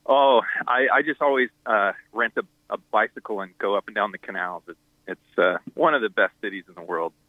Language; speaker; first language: English; native; English